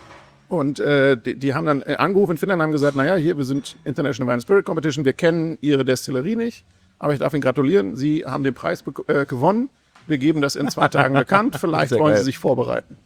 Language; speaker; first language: German; native; German